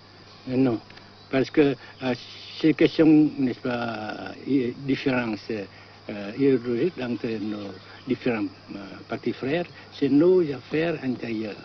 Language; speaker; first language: French; non-native, fluent; Vietnamese